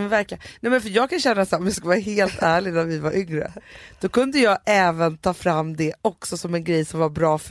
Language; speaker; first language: Swedish; native; Swedish